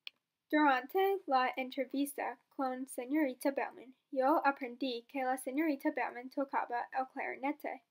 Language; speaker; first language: Spanish; non-native, learner; English